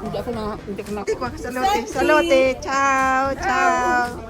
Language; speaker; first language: Italian; non-native, learner; Filipino